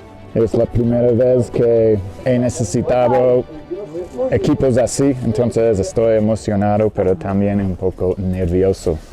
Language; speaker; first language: Spanish; non-native, fluent; English